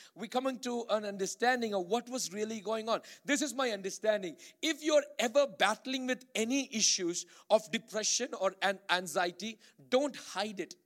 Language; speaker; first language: English; non-native, local second language; Malayalam